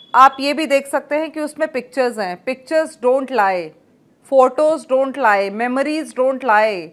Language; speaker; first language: Hindi; native; Hindi